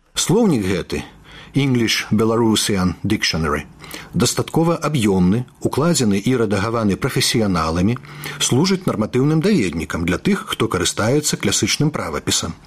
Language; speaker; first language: Belarusian; native; Belarusian